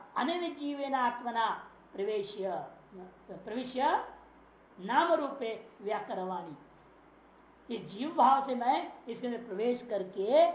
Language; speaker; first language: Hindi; non-native, local second language; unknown